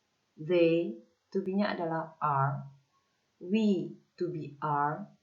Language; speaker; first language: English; non-native, fluent; Indonesian